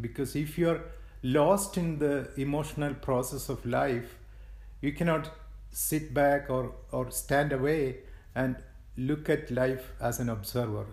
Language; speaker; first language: English; non-native, local second language; Malayalam